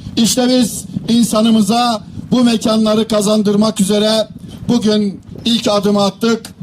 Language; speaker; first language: Turkish; native; Turkish